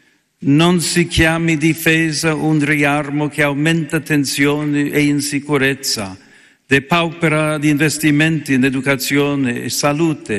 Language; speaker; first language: Italian; non-native, fluent; English